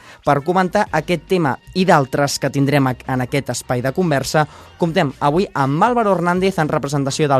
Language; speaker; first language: Catalan; native; Catalan